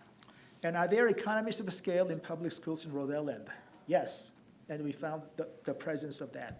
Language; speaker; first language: English; non-native, fluent; Korean